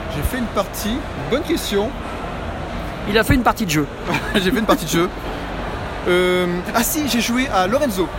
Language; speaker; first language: French; native; French